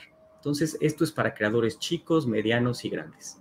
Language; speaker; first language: Spanish; native; Spanish